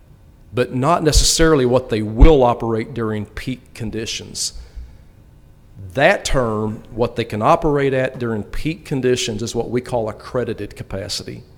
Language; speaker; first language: English; native; English